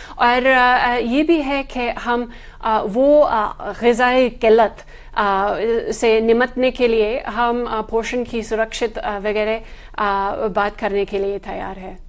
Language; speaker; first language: Hindi; non-native, fluent; English